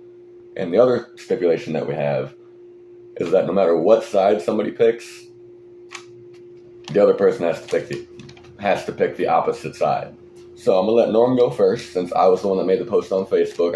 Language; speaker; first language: English; native; English